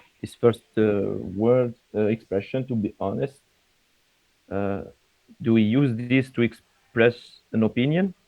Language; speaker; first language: English; non-native, fluent; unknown